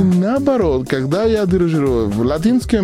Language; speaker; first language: Russian; non-native, learner; Spanish